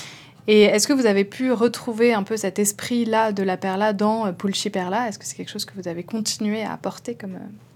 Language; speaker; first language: French; native; French